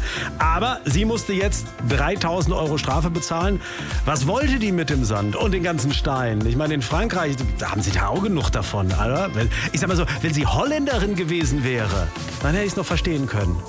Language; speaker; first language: German; native; German